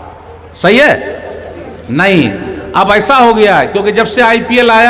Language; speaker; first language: Hindi; native; Hindi